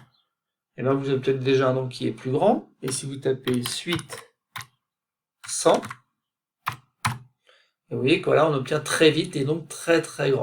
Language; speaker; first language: French; native; French